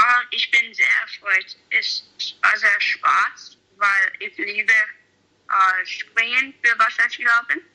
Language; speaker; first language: German; non-native, learner; English